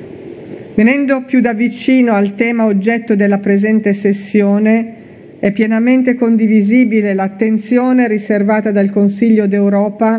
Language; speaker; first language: Italian; native; Italian